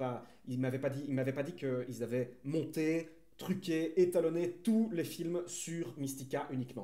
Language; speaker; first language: French; native; French